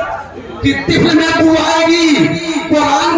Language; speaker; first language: Urdu; native; Urdu